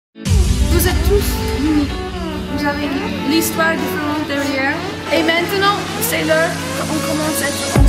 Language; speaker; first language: French; non-native, fluent; English